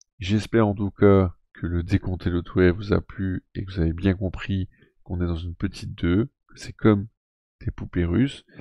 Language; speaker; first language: French; native; French